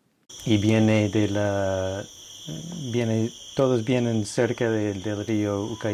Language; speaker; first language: Spanish; non-native, fluent; English